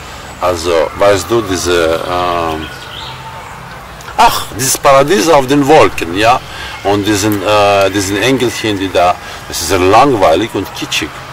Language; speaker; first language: German; non-native, fluent; Armenian